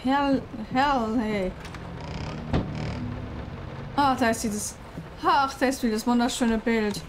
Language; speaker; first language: German; native; German